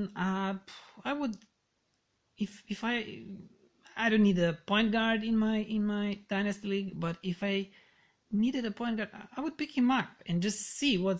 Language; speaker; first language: English; non-native, fluent; Serbian